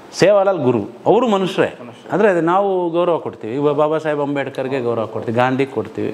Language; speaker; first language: Kannada; non-native, local second language; Lambadi